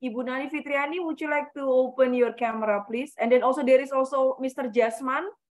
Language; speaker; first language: English; non-native, fluent; Indonesian